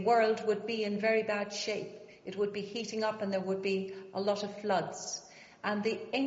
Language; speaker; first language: English; native; English